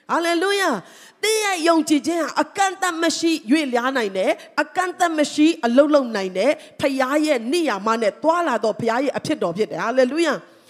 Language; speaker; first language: Burmese; non-native, local second language; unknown